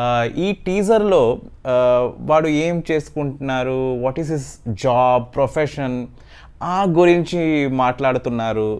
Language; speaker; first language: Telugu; non-native, learner; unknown